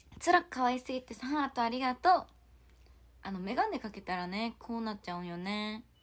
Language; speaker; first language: Japanese; non-native, fluent; Korean